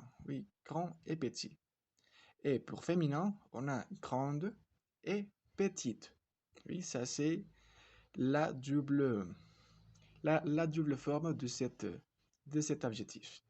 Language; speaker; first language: French; non-native, fluent; Spanish